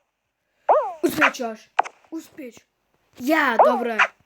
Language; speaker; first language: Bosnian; early bilingual, heritage; Bosnian